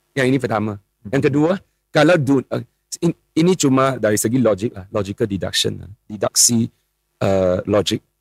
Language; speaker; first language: Malay; non-native, local second language; Chinese